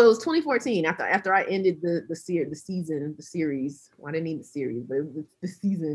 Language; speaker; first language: English; native; English